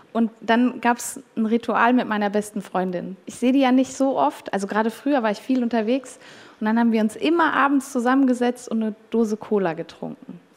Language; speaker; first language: German; native; German